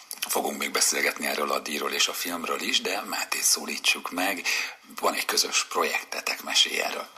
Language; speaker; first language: Hungarian; native; Hungarian